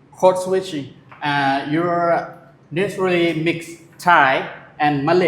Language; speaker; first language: English; non-native, learner; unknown